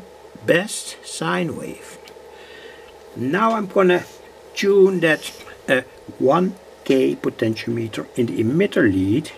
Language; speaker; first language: English; non-native, fluent; Dutch